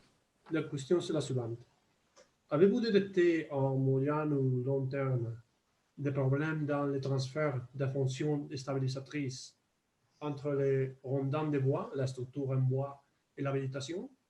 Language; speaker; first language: French; non-native, fluent; Spanish